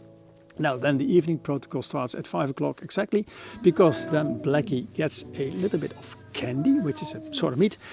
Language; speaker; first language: English; non-native, fluent; Dutch